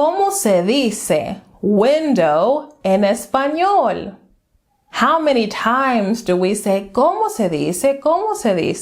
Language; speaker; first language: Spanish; non-native, fluent; English